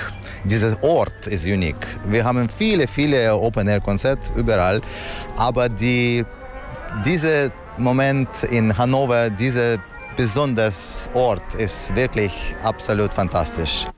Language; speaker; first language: German; non-native, fluent; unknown